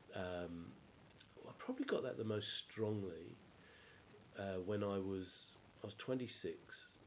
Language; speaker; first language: English; native; English